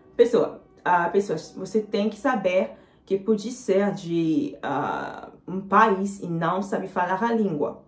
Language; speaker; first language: Portuguese; non-native, learner; Lingala